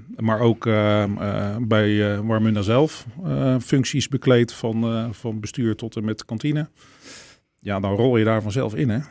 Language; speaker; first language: Dutch; native; Dutch